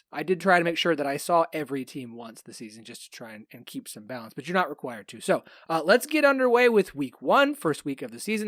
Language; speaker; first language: English; native; English